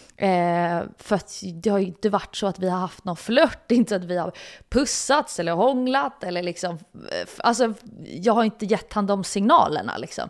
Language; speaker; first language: Swedish; native; Swedish